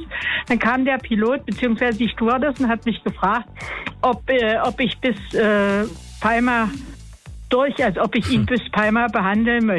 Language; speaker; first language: German; native; German